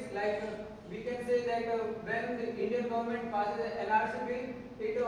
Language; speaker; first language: English; non-native, learner; Hindi